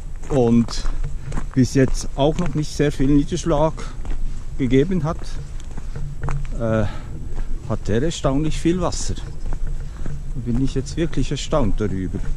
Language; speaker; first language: German; native; German